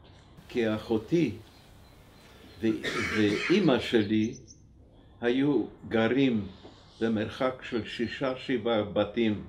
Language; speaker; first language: Hebrew; non-native, fluent; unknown